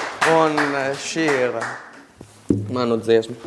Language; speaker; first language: Latvian; non-native, learner; Italian